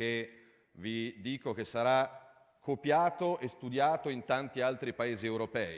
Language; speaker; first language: Italian; native; Italian